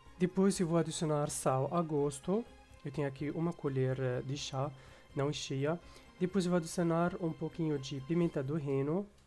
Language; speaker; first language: Portuguese; non-native, fluent; Arabic